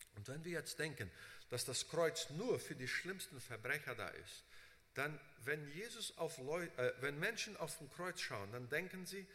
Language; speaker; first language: German; early bilingual, heritage; Portuguese